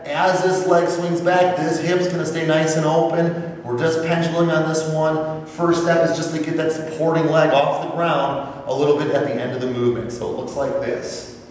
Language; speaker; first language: English; native; English